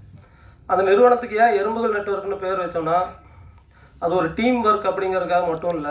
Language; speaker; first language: Tamil; native; Tamil